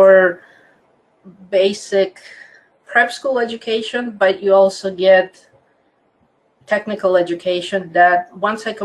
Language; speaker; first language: English; non-native, fluent; Croatian